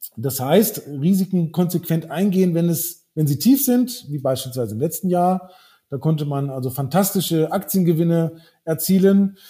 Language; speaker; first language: German; early bilingual, heritage; German